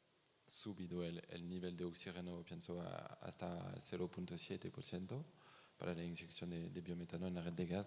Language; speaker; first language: Spanish; non-native, fluent; French